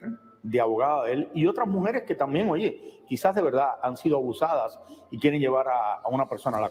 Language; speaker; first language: Spanish; native; Spanish